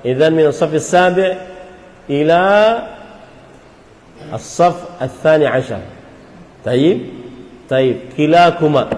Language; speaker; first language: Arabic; non-native, fluent; Indonesian